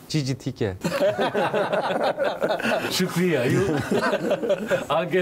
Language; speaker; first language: Hindi; non-native, learner; Turkish